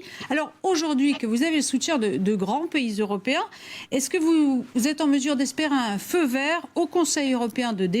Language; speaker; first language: French; native; French